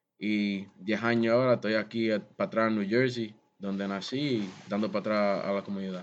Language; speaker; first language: Spanish; early bilingual, heritage; Spanish